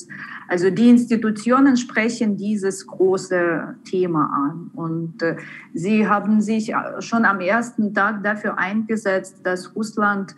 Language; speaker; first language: German; non-native, fluent; Ukrainian